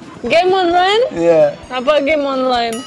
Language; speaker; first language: Indonesian; non-native, learner; Russian